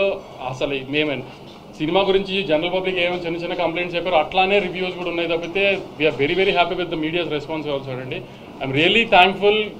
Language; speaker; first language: Telugu; native; Telugu